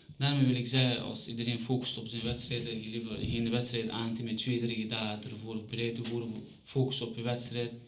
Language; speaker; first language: Dutch; non-native, fluent; Chechen